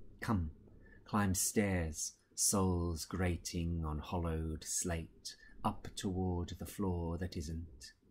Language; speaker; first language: English; native; English